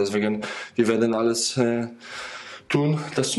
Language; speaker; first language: German; non-native, fluent; Polish